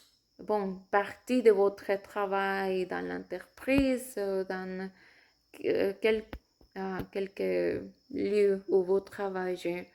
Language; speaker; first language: French; non-native, fluent; Spanish